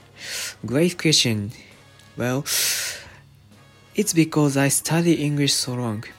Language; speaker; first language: English; non-native, learner; Japanese